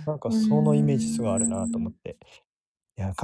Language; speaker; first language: Japanese; native; Japanese